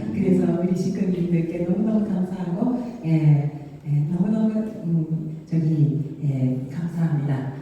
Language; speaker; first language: Korean; non-native, learner; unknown